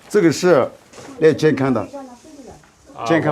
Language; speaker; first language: Chinese; non-native, local second language; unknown